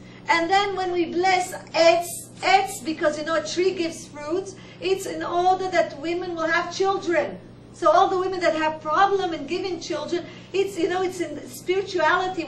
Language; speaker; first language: English; non-native, fluent; Hebrew